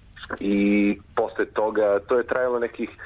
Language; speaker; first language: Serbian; early bilingual, heritage; Croatian